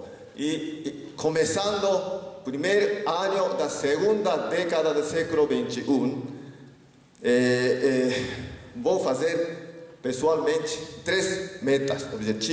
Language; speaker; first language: Spanish; non-native, learner; Japanese